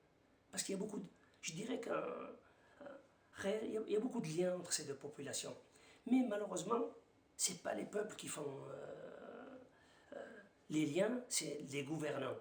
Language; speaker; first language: French; non-native, local second language; Arabic